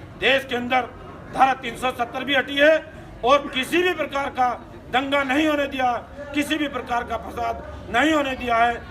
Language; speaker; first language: Hindi; native; Hindi